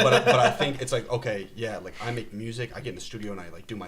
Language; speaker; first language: English; native; English